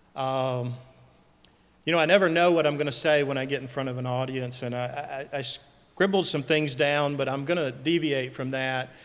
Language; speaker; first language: English; native; English